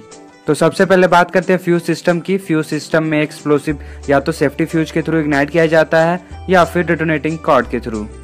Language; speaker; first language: Hindi; native; Hindi